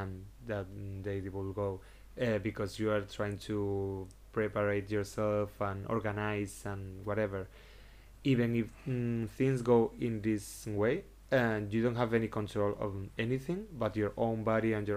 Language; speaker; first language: English; non-native, fluent; Spanish